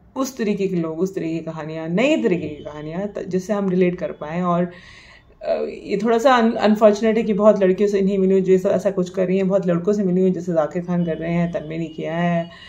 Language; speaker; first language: Hindi; native; Hindi